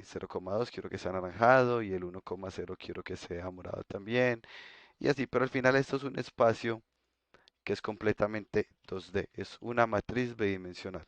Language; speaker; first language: Spanish; native; Spanish